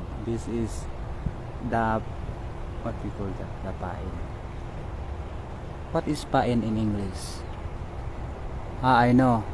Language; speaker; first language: English; non-native, learner; Filipino